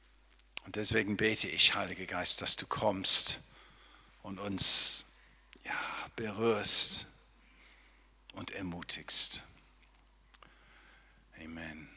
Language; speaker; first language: German; non-native, fluent; English